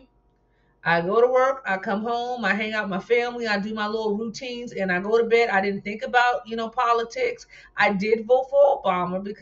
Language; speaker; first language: English; native; English